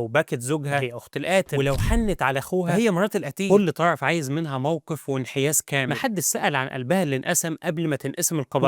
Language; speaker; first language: Arabic; native; Arabic